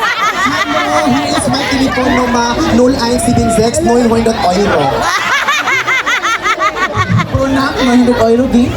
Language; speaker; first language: German; non-native, learner; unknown